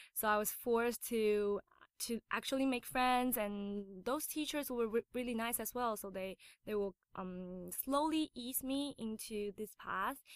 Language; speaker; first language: English; non-native, fluent; Chinese